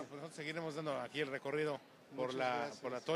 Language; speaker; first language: Spanish; native; Spanish